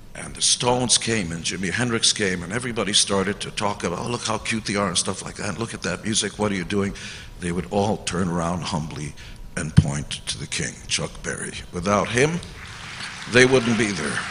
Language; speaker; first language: English; early bilingual, other home language; Hungarian